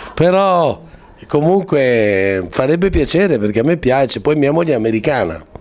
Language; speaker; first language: Italian; native; Italian